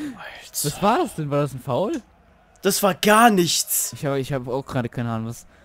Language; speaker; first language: German; native; German